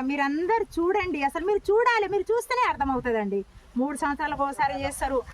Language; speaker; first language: Telugu; non-native, local second language; Lambadi